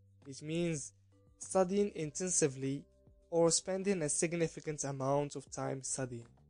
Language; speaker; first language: English; non-native, fluent; Arabic